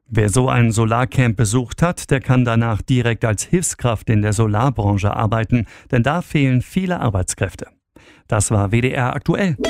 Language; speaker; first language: German; native; German